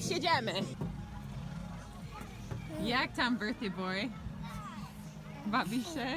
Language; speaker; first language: Polish; non-native, learner; English